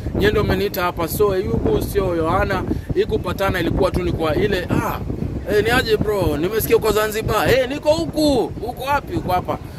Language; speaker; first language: Swahili; native; Swahili